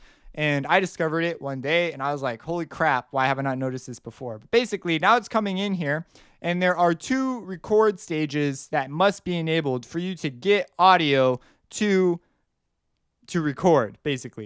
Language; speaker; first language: English; native; English